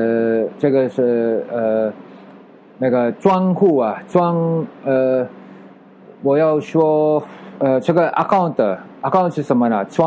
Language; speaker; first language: Chinese; non-native, fluent; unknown